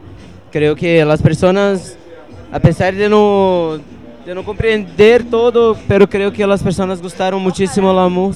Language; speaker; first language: Spanish; non-native, learner; Portuguese